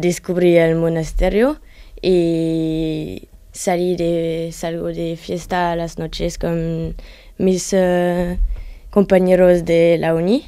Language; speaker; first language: Spanish; non-native, learner; French